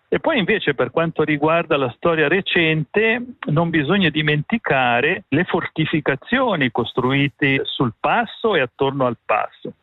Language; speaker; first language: Italian; native; Italian